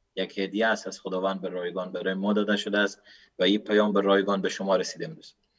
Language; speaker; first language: Persian; native; Persian